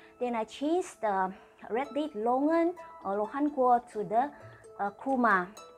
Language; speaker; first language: English; non-native, fluent; Indonesian